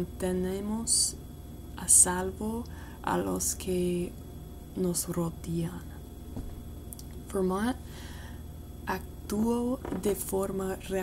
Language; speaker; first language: Spanish; non-native, learner; English